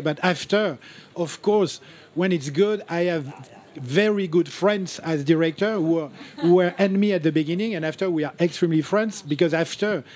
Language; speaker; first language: English; non-native, fluent; French